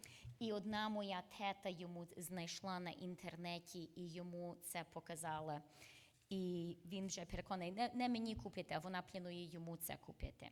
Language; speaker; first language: Ukrainian; early bilingual, heritage; English